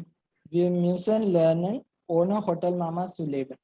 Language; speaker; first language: German; non-native, learner; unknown